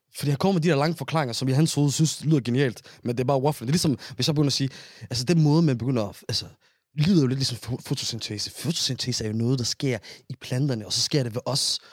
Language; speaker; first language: Danish; early bilingual, other home language; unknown